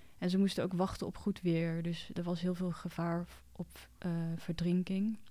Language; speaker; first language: Dutch; early bilingual, other home language; Cantonese